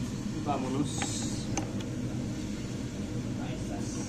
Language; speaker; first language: Spanish; non-native, learner; Filipino